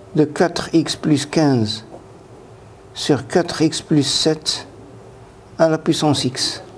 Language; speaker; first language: French; non-native, local second language; Arabic